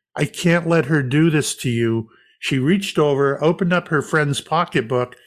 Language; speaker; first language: English; native; English